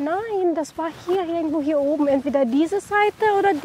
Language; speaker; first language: German; non-native, fluent; Filipino